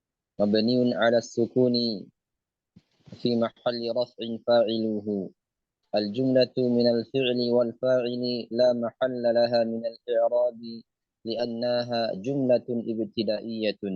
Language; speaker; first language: Arabic; non-native, learner; Indonesian